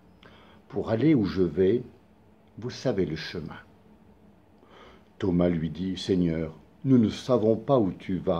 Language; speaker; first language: French; native; French